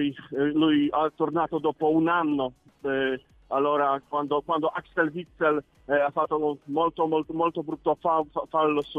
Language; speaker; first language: Italian; non-native, learner; Polish